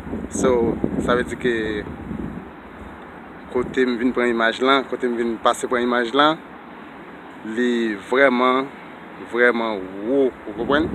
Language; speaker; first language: French; non-native, learner; Haitian Creole